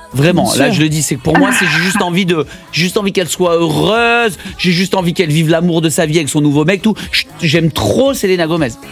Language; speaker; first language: French; native; French